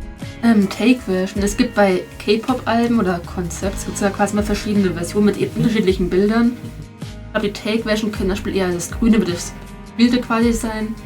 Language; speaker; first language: German; native; German